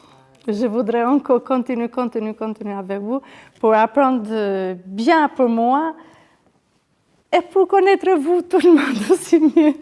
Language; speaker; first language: French; non-native, learner; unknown